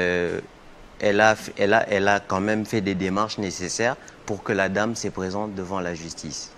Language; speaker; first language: French; non-native, local second language; Lingala